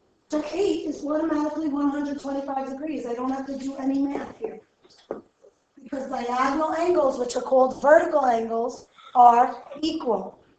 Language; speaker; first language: English; native; English